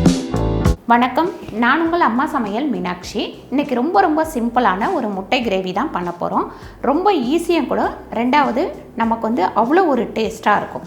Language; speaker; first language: Tamil; native; Tamil